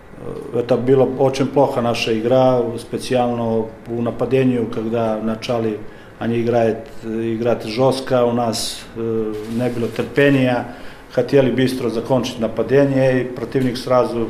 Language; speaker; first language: Russian; non-native, learner; Serbian